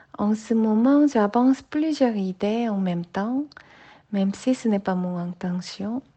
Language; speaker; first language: French; non-native, fluent; Korean